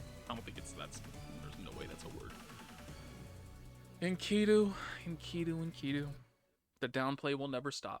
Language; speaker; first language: English; native; English